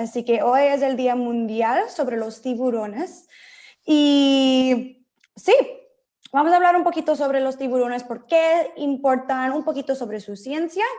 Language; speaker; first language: Spanish; early bilingual, heritage; Spanish